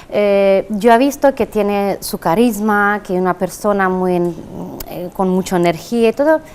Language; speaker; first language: Spanish; non-native, fluent; Russian